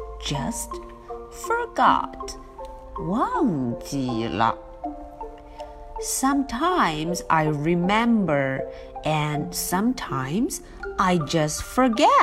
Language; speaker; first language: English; non-native, fluent; Chinese